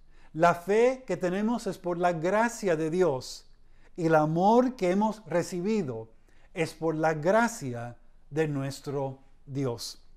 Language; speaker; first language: Spanish; early bilingual, heritage; Spanish